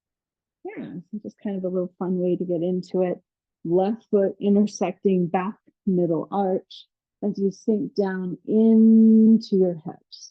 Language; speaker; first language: English; native; English